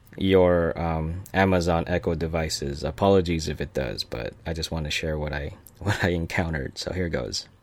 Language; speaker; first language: English; early bilingual, other home language; Filipino